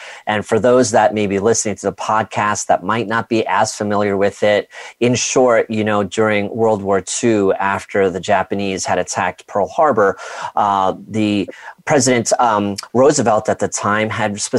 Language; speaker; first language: English; native; English